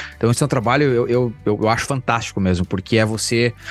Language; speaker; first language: Portuguese; native; Portuguese